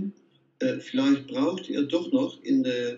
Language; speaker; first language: German; non-native, fluent; Dutch